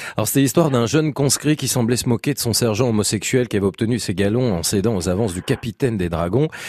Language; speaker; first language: French; native; French